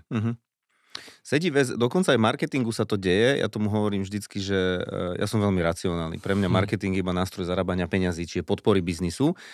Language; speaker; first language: Slovak; native; Slovak